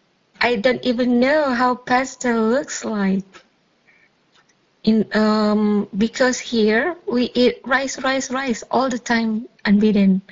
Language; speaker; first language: English; non-native, fluent; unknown